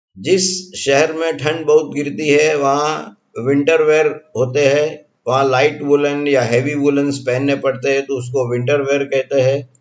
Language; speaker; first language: Hindi; non-native, local second language; Gujarati